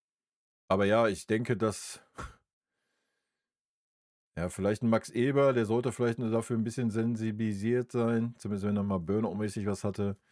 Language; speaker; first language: German; native; German